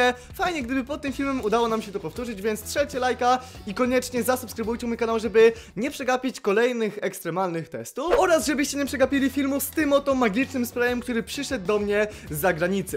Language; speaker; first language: Polish; native; Polish